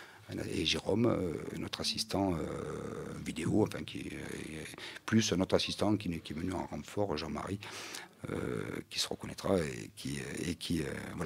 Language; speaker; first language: French; native; French